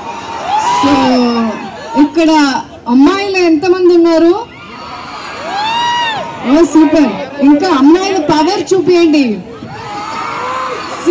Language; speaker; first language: Telugu; non-native, local second language; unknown